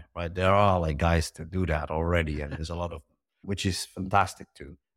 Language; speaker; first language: English; early bilingual, heritage; Dutch